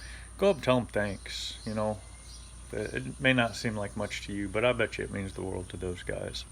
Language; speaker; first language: English; native; English